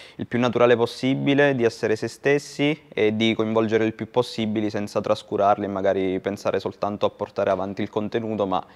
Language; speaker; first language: Italian; native; Italian